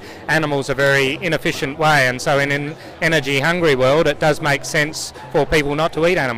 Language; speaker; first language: English; native; English